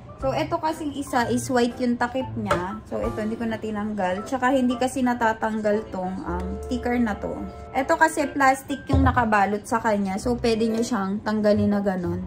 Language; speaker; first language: Filipino; native; Filipino